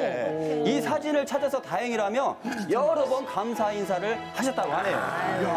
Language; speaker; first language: Korean; native; Korean